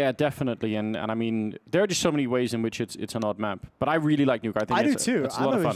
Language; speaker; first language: English; native; English